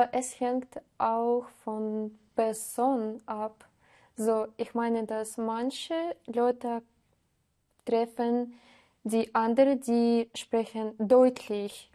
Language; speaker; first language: German; non-native, learner; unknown